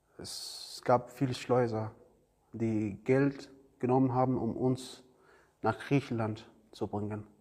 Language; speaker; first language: German; non-native, learner; Arabic